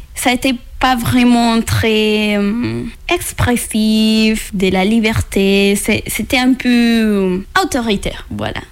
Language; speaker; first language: French; non-native, learner; Spanish